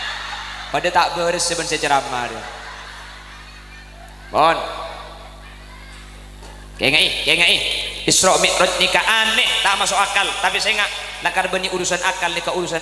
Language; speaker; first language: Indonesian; non-native, local second language; Madurese